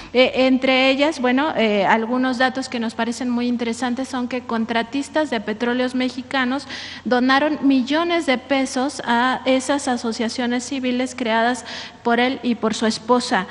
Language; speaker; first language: Spanish; native; Spanish